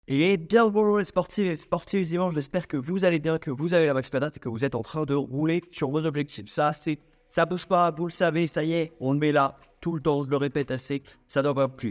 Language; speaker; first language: French; native; French